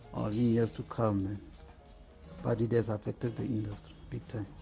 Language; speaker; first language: English; non-native, local second language; Northern Sotho